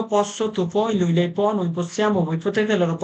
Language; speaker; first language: Italian; non-native, fluent; Bangla